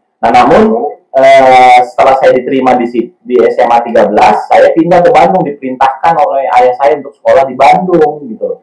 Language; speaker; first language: Indonesian; native; Indonesian